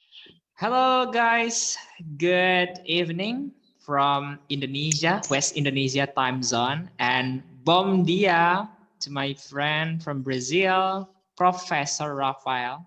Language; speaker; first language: English; non-native, learner; Indonesian